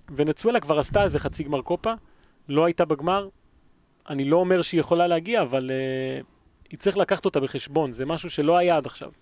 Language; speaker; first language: Hebrew; early bilingual, other home language; Spanish